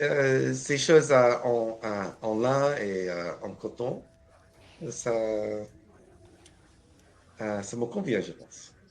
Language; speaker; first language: French; non-native, learner; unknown